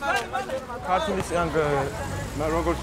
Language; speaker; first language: Georgian; non-native, local second language; Azerbaijani